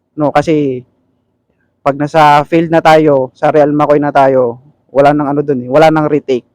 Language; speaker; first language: Filipino; non-native, local second language; Cebuano